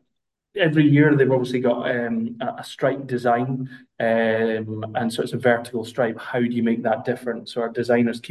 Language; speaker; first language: English; native; English